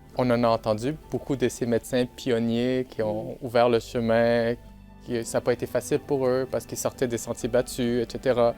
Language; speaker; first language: French; native; French